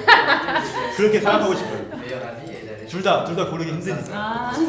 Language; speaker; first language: Korean; native; Korean